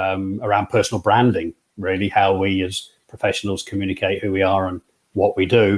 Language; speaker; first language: English; native; English